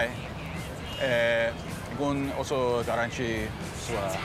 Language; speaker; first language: Basque; non-native, learner; English